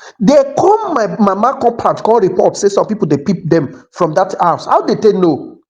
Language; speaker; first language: Nigerian Pidgin; native; Nigerian Pidgin